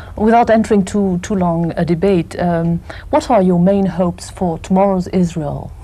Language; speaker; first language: English; non-native, fluent; French